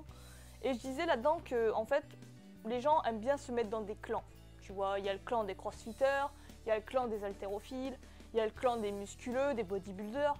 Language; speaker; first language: French; native; French